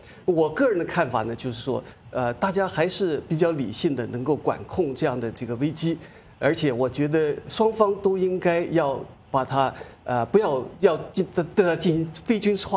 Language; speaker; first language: Chinese; native; Chinese